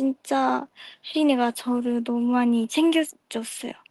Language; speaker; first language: Korean; non-native, fluent; Japanese